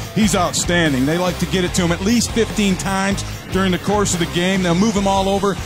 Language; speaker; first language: English; native; English